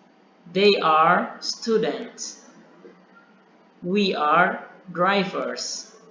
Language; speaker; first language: English; non-native, learner; Indonesian